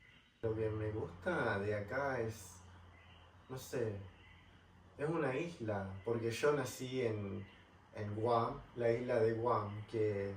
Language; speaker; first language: Spanish; non-native, fluent; English